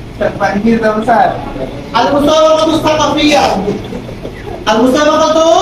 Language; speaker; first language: Arabic; non-native, fluent; Bangla